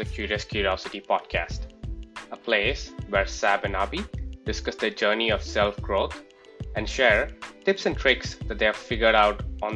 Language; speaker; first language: English; non-native, local second language; Malayalam